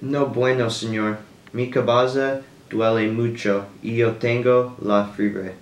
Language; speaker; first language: Spanish; non-native, learner; English